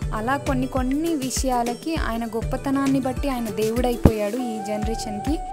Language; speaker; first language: Telugu; non-native, local second language; Lambadi